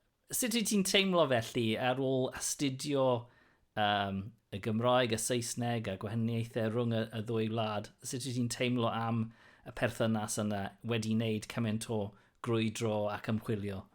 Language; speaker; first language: Welsh; non-native, local second language; English